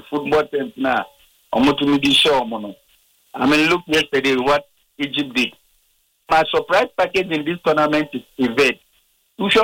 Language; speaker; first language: English; non-native, local second language; Akan